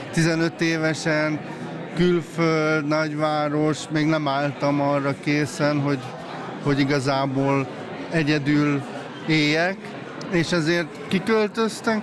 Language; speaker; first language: Hungarian; native; Hungarian